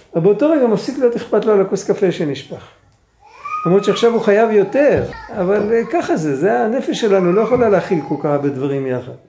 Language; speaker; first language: Hebrew; non-native, fluent; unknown